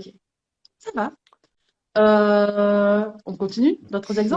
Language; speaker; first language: French; native; French